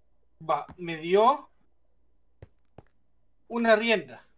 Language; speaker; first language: Spanish; native; Spanish